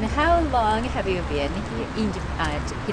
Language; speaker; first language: English; non-native, learner; Japanese